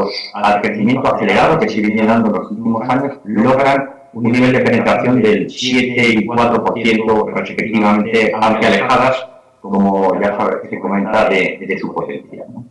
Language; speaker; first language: Spanish; native; Spanish